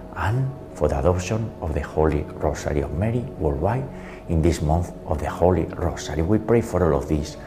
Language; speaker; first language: English; non-native, fluent; Spanish